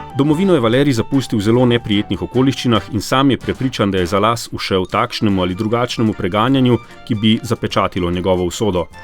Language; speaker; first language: Slovenian; native; Slovenian